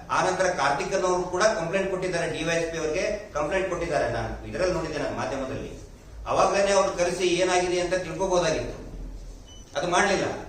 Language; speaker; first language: Kannada; native; Kannada